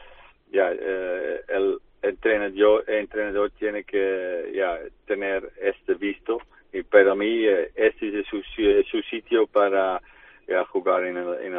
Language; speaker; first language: Spanish; non-native, fluent; Dutch